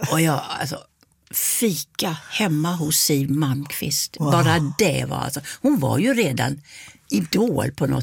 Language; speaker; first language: Swedish; native; Swedish